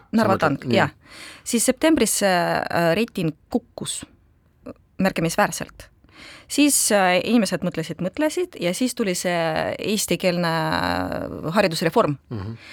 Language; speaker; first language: Estonian; non-native, local second language; Russian